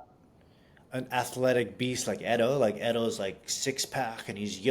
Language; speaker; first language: English; native; English